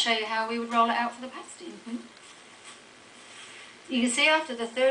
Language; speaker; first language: English; native; English